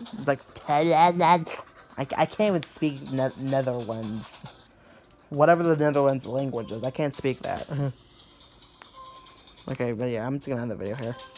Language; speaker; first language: English; native; English